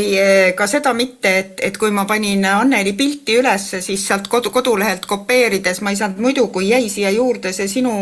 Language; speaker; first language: Estonian; native; Estonian